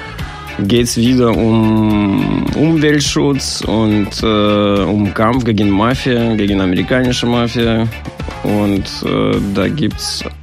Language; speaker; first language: German; non-native, fluent; Russian